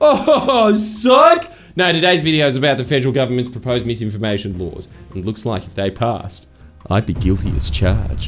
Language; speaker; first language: English; native; English